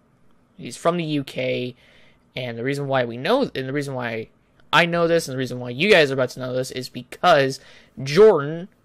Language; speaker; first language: English; native; English